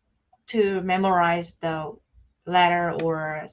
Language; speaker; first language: English; non-native, learner; Korean